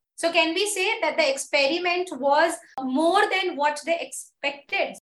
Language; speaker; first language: English; non-native, local second language; Hindi